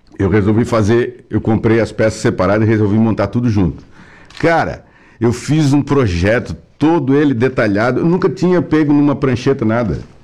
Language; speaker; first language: Portuguese; native; Portuguese